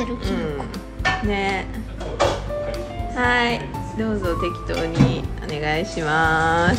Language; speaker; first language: Japanese; native; Japanese